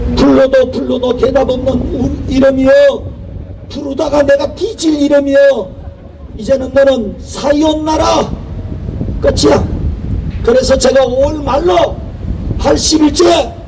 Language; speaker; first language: Korean; native; Korean